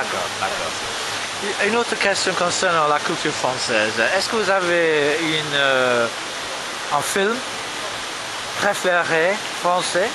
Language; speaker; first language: French; non-native, fluent; English